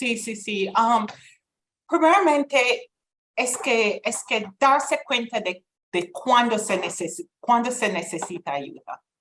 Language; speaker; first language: Spanish; non-native, fluent; English